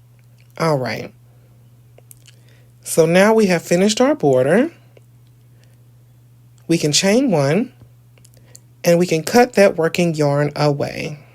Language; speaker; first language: English; native; English